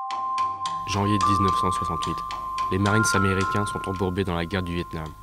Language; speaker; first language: French; native; French